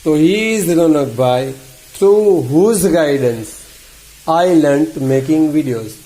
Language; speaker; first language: English; non-native, local second language; Gujarati